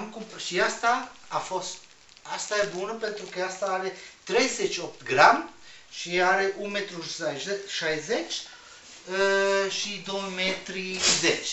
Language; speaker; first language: Romanian; non-native, learner; Spanish